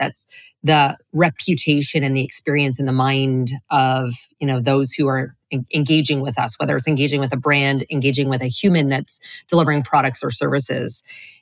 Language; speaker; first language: English; native; English